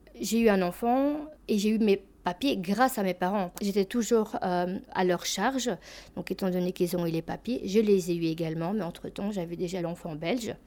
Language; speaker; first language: French; early bilingual, other home language; Albanian